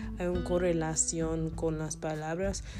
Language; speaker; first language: Spanish; non-native, learner; English